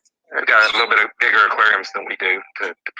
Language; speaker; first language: English; native; English